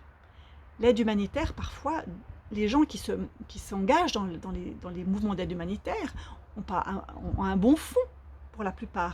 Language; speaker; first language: French; native; French